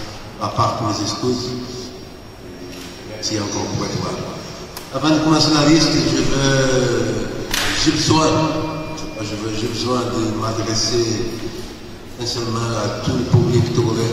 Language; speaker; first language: French; non-native, learner; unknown